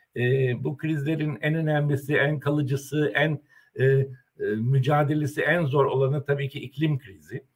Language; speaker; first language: Turkish; native; Turkish